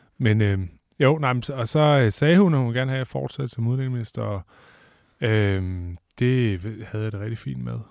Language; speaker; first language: Danish; native; Danish